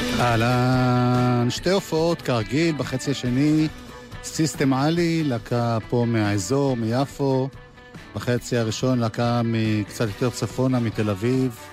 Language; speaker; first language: Hebrew; native; Hebrew